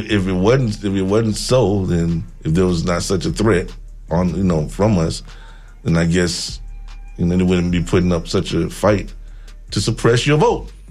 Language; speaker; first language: English; native; English